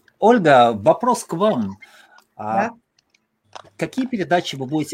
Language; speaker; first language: Russian; non-native, local second language; Latvian